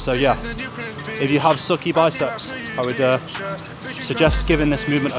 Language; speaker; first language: English; native; English